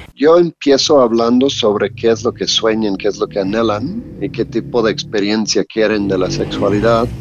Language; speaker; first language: Spanish; non-native, fluent; English